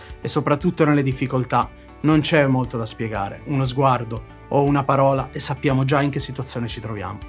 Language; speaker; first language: Italian; native; Italian